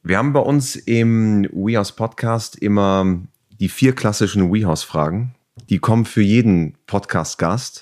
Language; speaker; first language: German; native; German